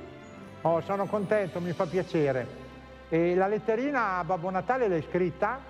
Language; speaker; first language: Italian; native; Italian